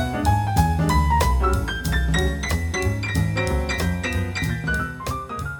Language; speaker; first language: English; native; English